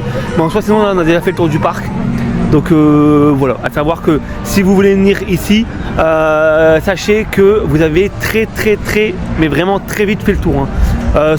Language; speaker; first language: French; native; French